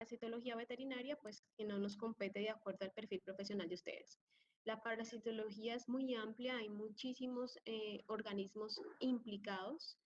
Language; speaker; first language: Spanish; native; Spanish